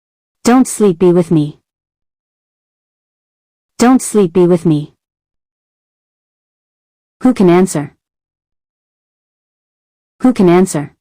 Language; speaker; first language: English; non-native, fluent; Arabic